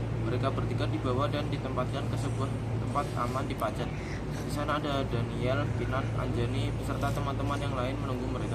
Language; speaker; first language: Indonesian; native; Indonesian